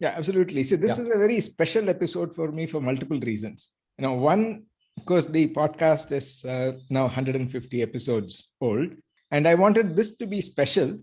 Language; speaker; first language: English; non-native, local second language; Tamil